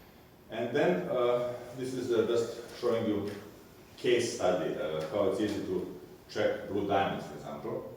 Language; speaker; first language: English; non-native, fluent; Serbian